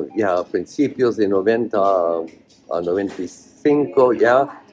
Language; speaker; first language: Spanish; non-native, fluent; English